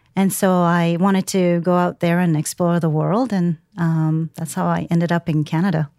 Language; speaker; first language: English; non-native, fluent; Japanese